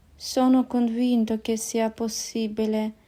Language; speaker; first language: Italian; non-native, fluent; Ukrainian